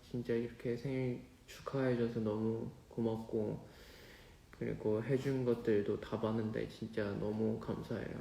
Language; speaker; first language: Korean; non-native, fluent; Chinese